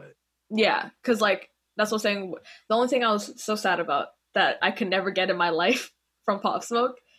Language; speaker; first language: English; native; English